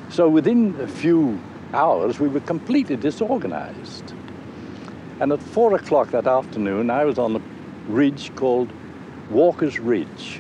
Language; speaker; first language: English; native; English